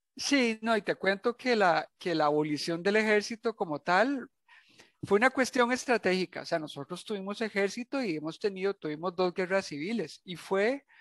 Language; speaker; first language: Spanish; native; Spanish